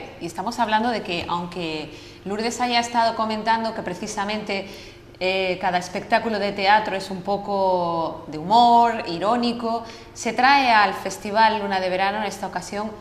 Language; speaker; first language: Spanish; native; Spanish